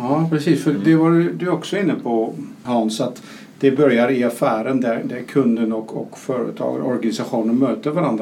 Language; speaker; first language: Swedish; non-native, fluent; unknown